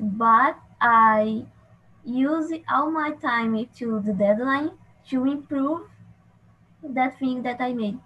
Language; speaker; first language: English; non-native, learner; Portuguese